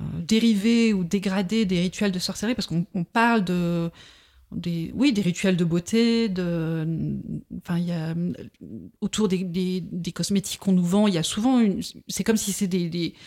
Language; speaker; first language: French; native; French